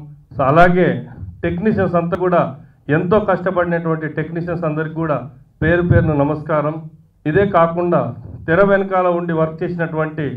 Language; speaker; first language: Telugu; native; Telugu